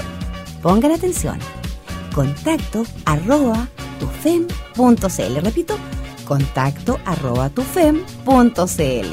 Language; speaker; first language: Spanish; native; Spanish